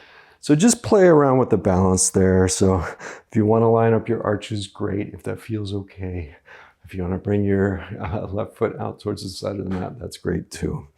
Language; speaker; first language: English; native; English